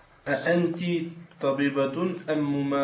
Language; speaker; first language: Arabic; non-native, learner; French